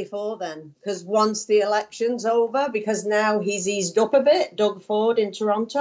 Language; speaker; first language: English; native; English